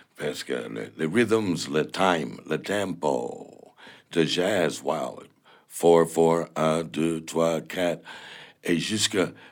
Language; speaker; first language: French; non-native, learner; English